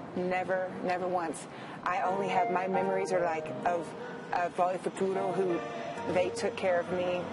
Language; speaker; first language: English; native; English